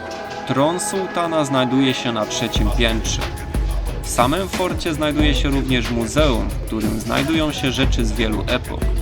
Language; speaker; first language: Polish; native; Polish